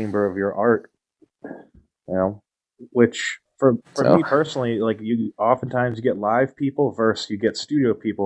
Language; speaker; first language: English; native; English